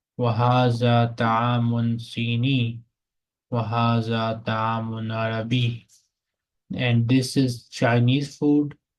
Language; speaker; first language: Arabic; non-native, fluent; Urdu